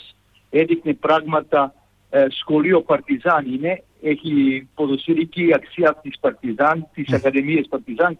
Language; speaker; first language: Greek; non-native, fluent; Serbian